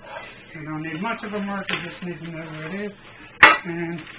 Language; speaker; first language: English; native; English